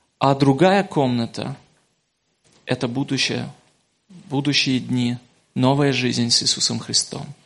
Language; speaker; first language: Russian; native; Russian